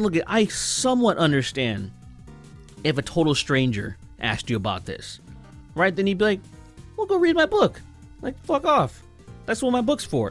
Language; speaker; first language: English; native; English